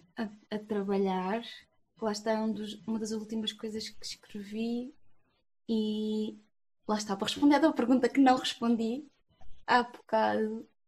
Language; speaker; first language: Portuguese; native; Portuguese